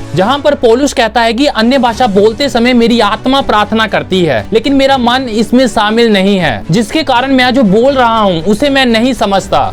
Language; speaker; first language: Hindi; non-native, local second language; Punjabi